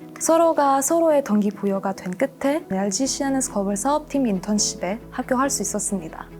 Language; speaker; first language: Korean; non-native, fluent; Indonesian